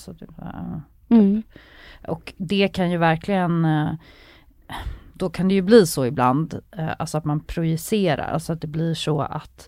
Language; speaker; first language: Swedish; native; Swedish